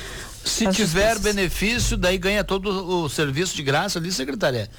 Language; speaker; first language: Portuguese; native; Portuguese